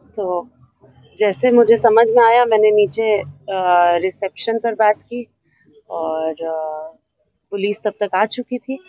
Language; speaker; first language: Hindi; native; Hindi